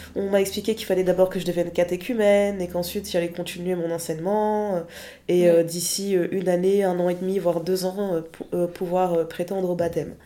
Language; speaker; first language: French; early bilingual, other home language; Lingala